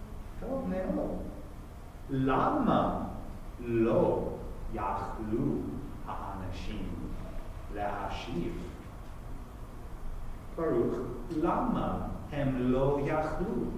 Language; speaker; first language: Hebrew; non-native, fluent; English